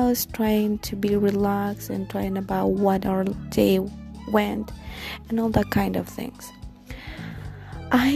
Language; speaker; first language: English; non-native, learner; Spanish